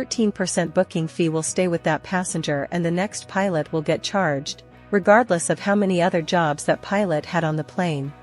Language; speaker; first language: English; native; English